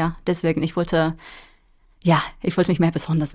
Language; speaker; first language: German; non-native, fluent; English